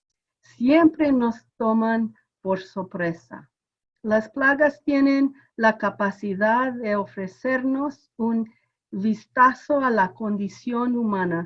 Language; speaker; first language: Spanish; non-native, fluent; English